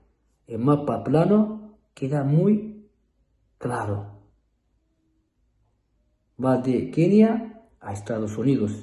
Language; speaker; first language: Spanish; non-native, fluent; Arabic